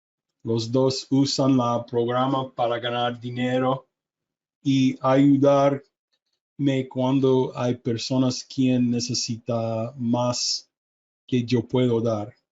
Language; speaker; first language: Spanish; non-native, learner; English